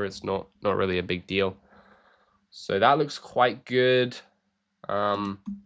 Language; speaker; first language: English; native; English